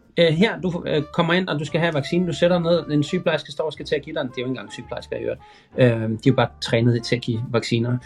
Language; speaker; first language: Danish; native; Danish